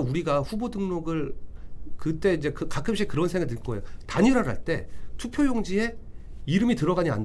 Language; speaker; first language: Korean; native; Korean